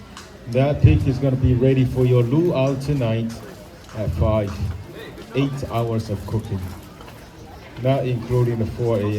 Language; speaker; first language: English; non-native, local second language; Samoan